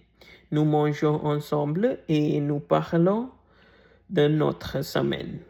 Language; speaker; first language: French; non-native, learner; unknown